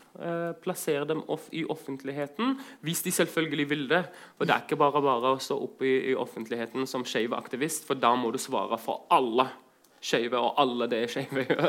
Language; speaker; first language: Norwegian; non-native, fluent; Arabic